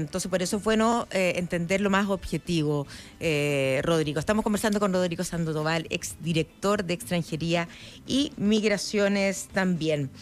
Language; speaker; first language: Spanish; native; Spanish